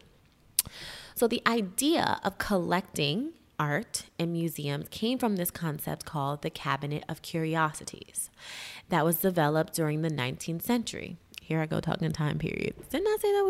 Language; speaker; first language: English; native; English